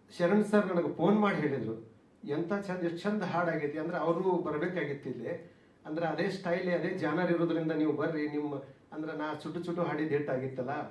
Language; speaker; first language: Kannada; native; Kannada